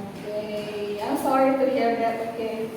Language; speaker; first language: English; non-native, fluent; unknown